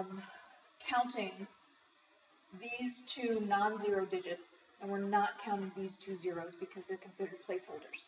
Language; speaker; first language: English; native; English